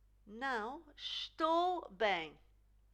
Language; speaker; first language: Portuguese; non-native, fluent; English